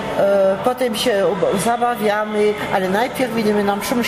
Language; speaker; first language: Polish; early bilingual, heritage; Polish